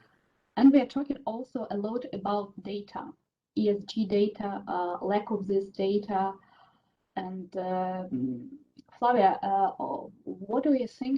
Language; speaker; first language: English; non-native, fluent; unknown